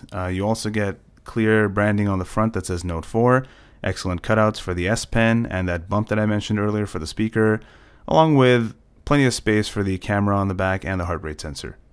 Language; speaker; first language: English; native; English